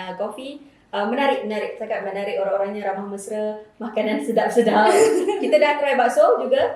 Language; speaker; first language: Malay; native; Malay